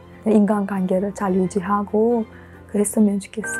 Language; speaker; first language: Korean; non-native, fluent; Uzbek